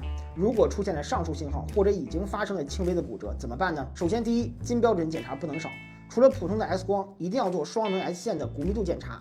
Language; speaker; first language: Chinese; native; Chinese